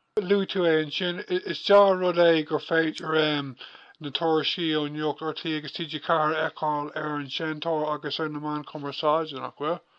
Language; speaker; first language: Irish; non-native, local second language; English